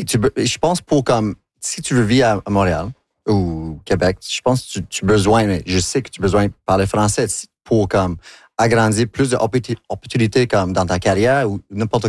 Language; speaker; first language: French; non-native, local second language; English